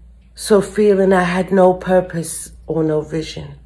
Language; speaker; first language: English; native; English